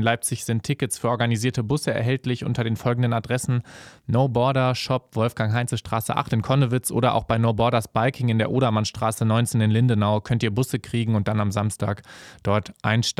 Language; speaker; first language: German; native; German